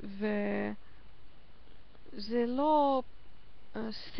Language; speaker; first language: Hebrew; non-native, learner; German